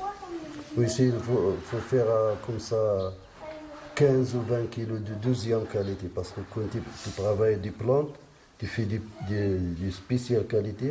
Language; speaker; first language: French; non-native, learner; Arabic